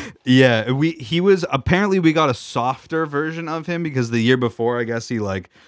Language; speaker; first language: English; native; English